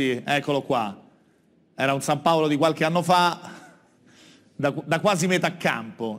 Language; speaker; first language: Italian; native; Italian